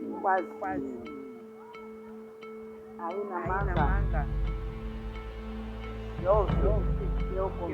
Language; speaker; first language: Portuguese; non-native, local second language; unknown